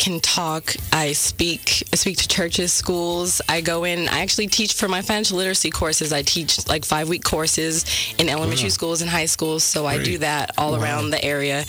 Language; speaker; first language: English; native; English